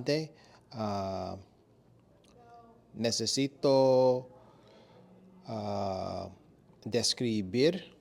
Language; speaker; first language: Spanish; non-native, learner; English